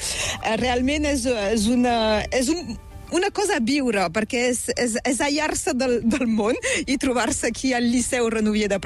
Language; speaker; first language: Catalan; native; Catalan